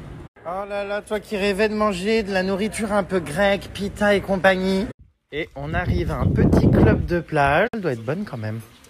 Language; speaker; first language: French; native; French